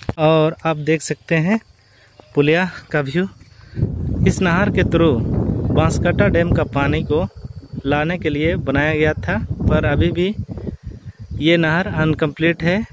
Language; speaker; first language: Hindi; non-native, local second language; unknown